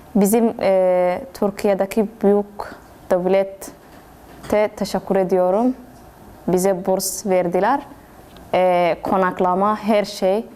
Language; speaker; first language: Turkish; non-native, learner; Somali